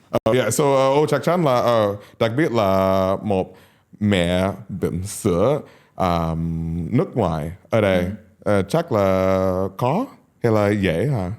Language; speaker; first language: Vietnamese; non-native, learner; English